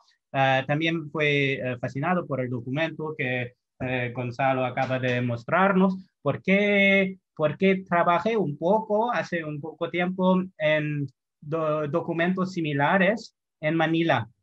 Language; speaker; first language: Spanish; non-native, fluent; English